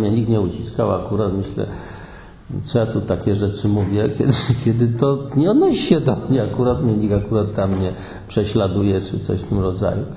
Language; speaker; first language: Polish; native; Polish